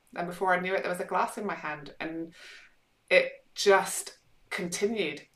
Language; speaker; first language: English; native; English